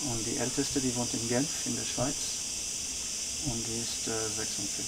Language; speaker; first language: German; non-native, fluent; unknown